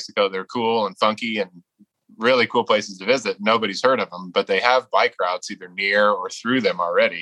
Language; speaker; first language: English; native; English